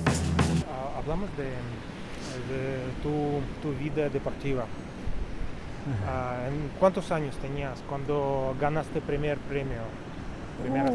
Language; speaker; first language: Spanish; non-native, fluent; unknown